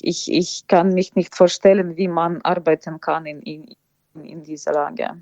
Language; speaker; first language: German; non-native, fluent; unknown